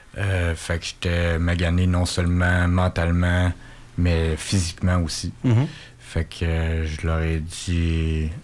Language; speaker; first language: French; native; French